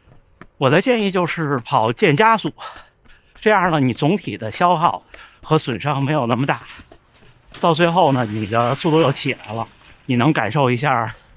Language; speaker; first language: Chinese; native; Chinese